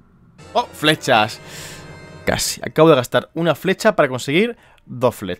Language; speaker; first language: Spanish; native; Spanish